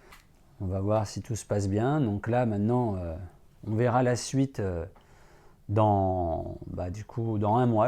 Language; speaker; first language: French; native; French